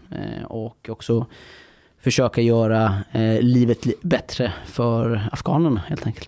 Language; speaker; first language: Swedish; early bilingual, other home language; Persian